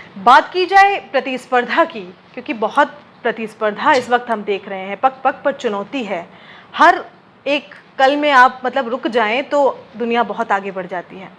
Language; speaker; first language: Hindi; native; Hindi